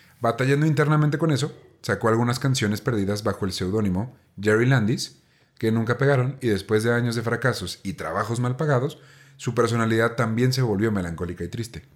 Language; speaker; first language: Spanish; native; Spanish